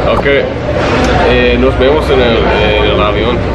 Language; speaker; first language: Spanish; non-native, fluent; English